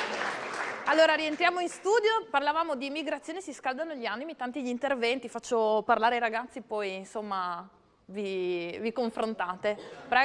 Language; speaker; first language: Italian; native; Italian